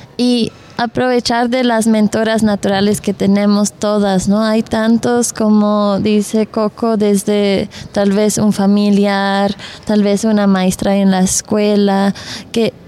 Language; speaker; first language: Spanish; non-native, fluent; Dutch